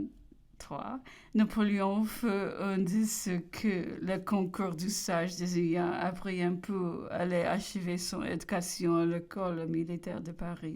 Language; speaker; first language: French; non-native, learner; English